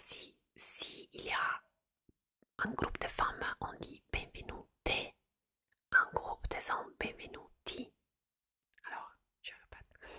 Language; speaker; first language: French; non-native, fluent; Italian